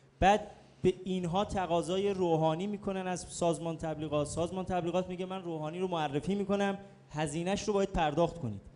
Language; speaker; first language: Persian; native; Persian